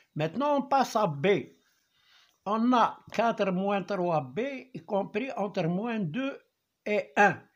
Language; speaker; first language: French; non-native, local second language; Arabic